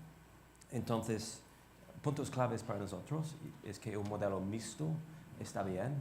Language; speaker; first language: Spanish; non-native, fluent; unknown